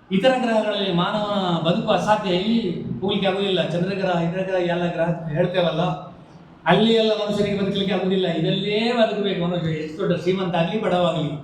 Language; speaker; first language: Kannada; native; Kannada